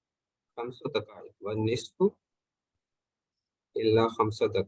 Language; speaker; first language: Arabic; non-native, learner; English